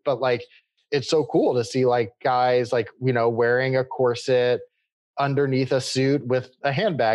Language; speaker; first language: English; native; English